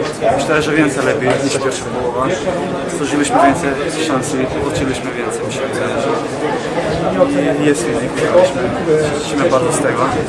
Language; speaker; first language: Polish; non-native, learner; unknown